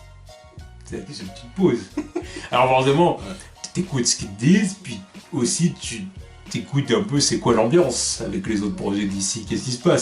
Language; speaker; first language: French; native; French